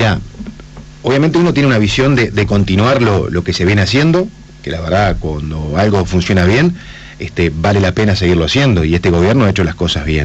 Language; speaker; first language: Spanish; native; Spanish